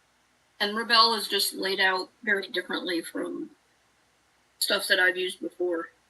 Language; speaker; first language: English; native; English